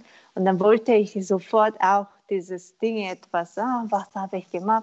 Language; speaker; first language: German; non-native, learner; Korean